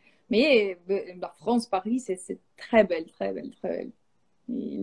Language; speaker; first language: French; non-native, fluent; Portuguese